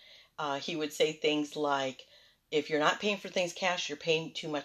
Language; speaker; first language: English; early bilingual, other home language; Spanish